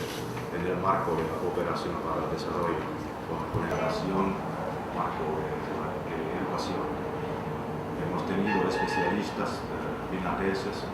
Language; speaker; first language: Spanish; non-native, fluent; Finnish